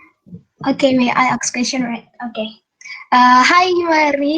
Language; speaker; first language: English; non-native, fluent; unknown